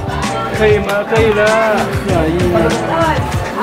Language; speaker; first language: Chinese; non-native, learner; Indonesian